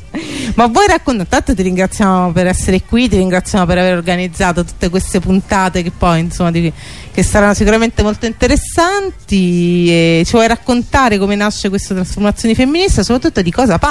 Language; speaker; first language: Italian; native; Italian